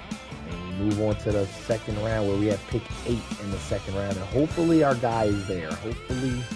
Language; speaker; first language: English; native; English